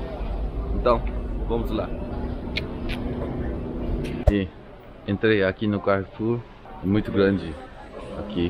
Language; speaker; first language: Portuguese; non-native, learner; Korean